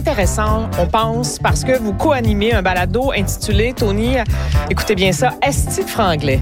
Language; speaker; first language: French; native; French